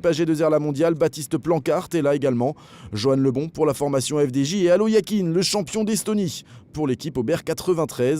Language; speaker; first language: French; native; French